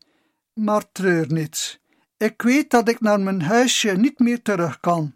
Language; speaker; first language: Dutch; native; Dutch